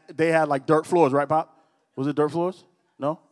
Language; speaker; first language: English; early bilingual, other home language; Spanish